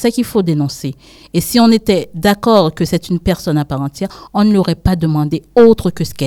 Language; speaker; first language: French; non-native, local second language; Haitian Creole